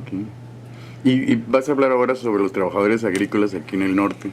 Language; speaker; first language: Spanish; native; Spanish